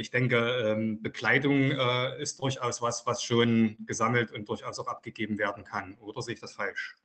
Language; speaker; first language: German; native; German